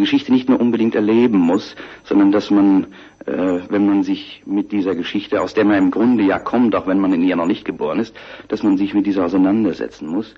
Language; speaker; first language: German; native; German